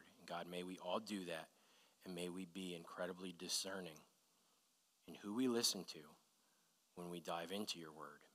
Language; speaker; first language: English; native; English